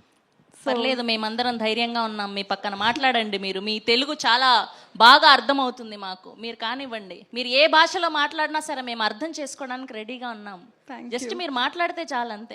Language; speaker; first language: Telugu; native; Telugu